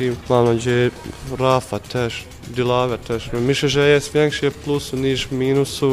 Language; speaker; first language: Polish; non-native, fluent; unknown